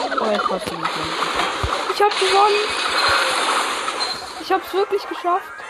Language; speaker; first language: German; native; German